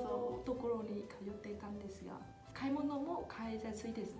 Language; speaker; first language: Japanese; non-native, fluent; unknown